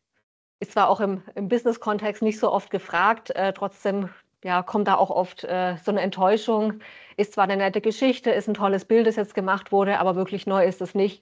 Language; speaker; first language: German; native; German